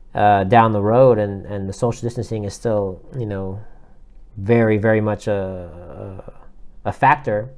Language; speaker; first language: English; native; English